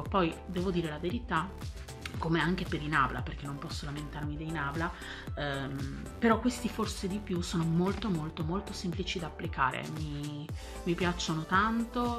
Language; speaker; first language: Italian; native; Italian